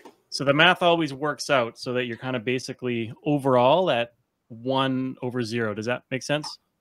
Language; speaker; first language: English; native; English